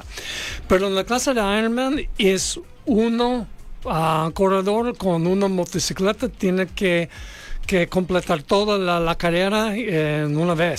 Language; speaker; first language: Spanish; non-native, learner; English